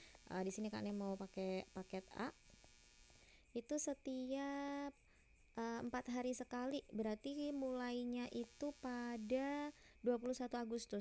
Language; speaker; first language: Indonesian; native; Indonesian